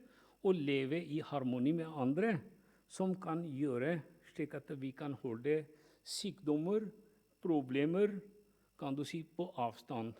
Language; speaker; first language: Norwegian; non-native, fluent; Punjabi